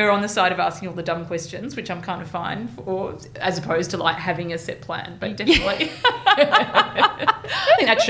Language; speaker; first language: English; native; English